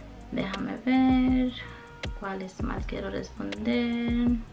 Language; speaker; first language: Spanish; early bilingual, heritage; Spanish